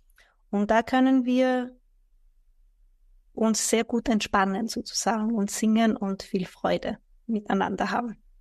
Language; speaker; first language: German; non-native, fluent; Greek